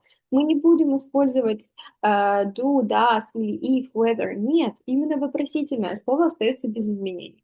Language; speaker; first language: Russian; native; Russian